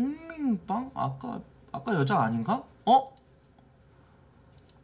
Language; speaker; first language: Korean; native; Korean